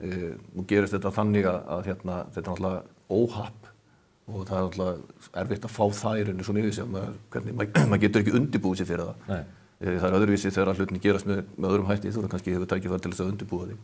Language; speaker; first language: Icelandic; native; Icelandic